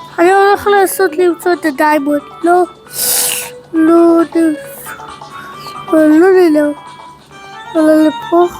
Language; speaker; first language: Hebrew; early bilingual, heritage; Hebrew